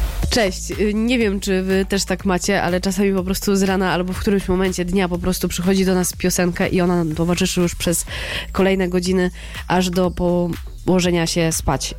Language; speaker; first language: Polish; native; Polish